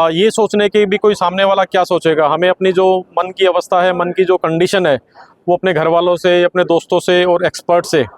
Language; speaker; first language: Hindi; native; Hindi